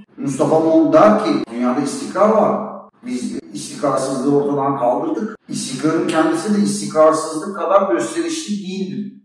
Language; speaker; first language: Turkish; native; Turkish